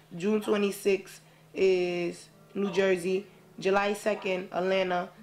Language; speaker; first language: English; native; English